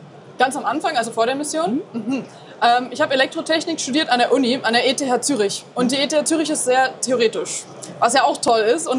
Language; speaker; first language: German; native; German